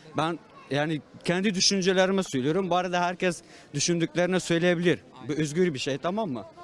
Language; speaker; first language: Turkish; non-native, fluent; Persian